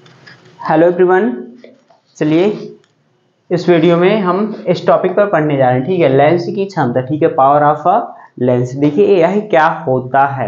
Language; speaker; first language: Hindi; native; Hindi